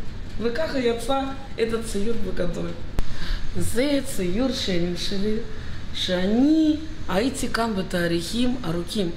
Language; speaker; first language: Hebrew; non-native, fluent; Russian